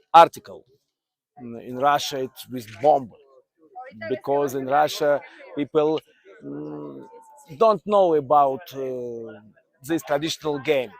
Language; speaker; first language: English; non-native, learner; Russian